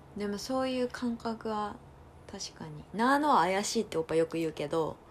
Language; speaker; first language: Japanese; native; Japanese